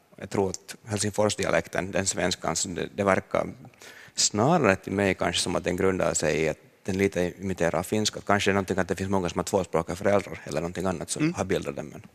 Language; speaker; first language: Swedish; native; Swedish